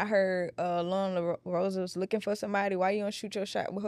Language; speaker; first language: English; native; English